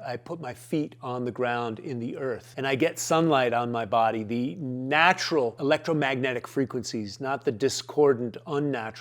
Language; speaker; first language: English; native; English